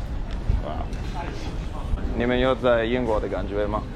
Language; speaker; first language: Chinese; non-native, fluent; English